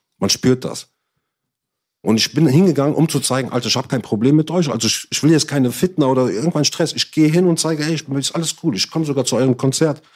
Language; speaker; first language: German; early bilingual, other home language; Arabic